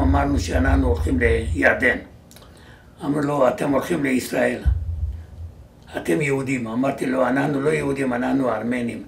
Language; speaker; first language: Hebrew; non-native, fluent; Georgian